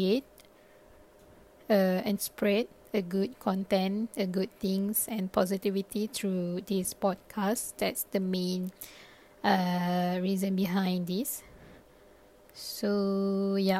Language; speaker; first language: English; non-native, local second language; Malay